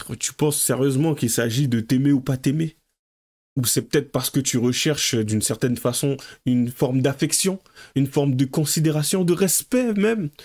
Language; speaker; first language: French; native; French